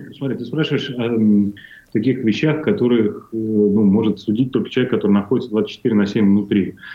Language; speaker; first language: Russian; native; Russian